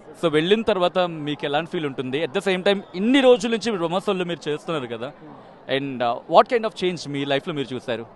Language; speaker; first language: Telugu; native; Telugu